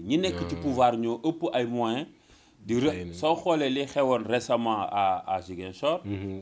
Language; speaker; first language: Wolof; native; Wolof